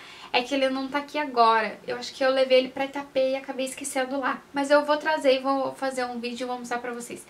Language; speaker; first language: Portuguese; native; Portuguese